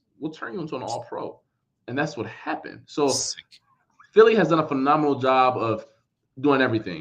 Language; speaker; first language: English; native; English